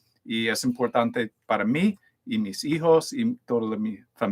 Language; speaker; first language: Spanish; early bilingual, heritage; English